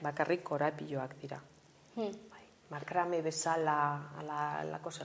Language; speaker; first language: Basque; non-native, local second language; Spanish